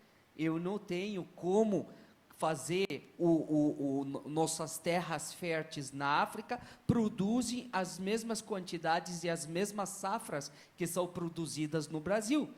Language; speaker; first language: Portuguese; non-native, fluent; Arabic